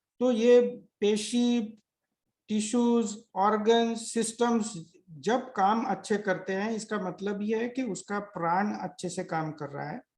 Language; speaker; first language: Hindi; non-native, local second language; Marathi